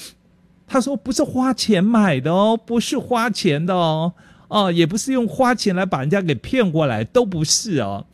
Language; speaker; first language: Chinese; native; Chinese